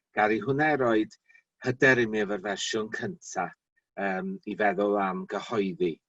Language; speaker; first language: Welsh; native; Welsh